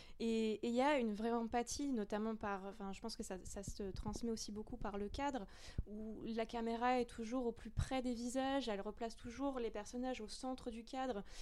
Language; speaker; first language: French; native; French